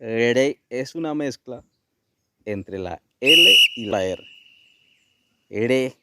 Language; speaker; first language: Spanish; non-native, local second language; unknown